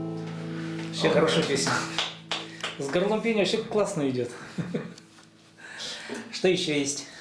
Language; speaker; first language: Russian; native; Russian